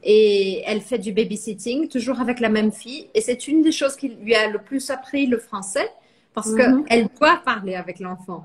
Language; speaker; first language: French; non-native, fluent; Portuguese